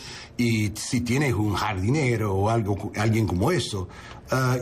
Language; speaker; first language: Spanish; early bilingual, heritage; English